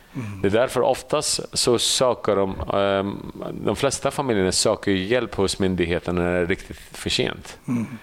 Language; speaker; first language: Swedish; early bilingual, other home language; Assyrian Neo-Aramaic